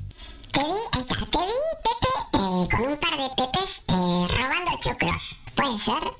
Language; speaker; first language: Spanish; native; Spanish